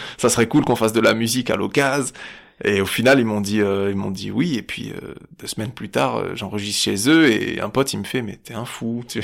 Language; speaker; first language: French; native; French